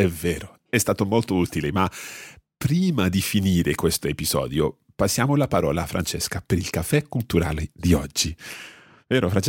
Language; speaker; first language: Italian; non-native, fluent; English